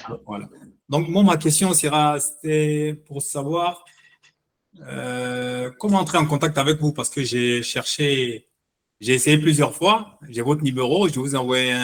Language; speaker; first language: French; non-native, fluent; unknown